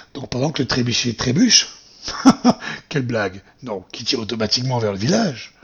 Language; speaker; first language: French; native; French